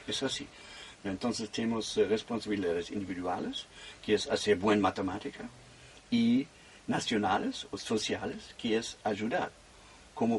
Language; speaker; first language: Spanish; non-native, fluent; German